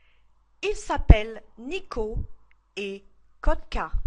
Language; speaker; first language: French; non-native, fluent; English